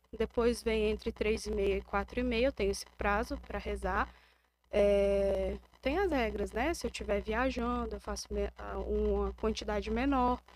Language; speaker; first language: Portuguese; native; Portuguese